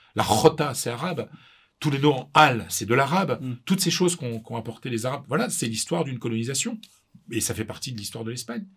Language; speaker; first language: French; native; French